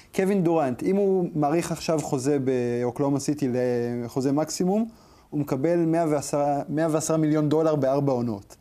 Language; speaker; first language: Hebrew; native; Hebrew